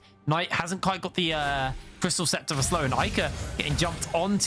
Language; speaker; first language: English; native; English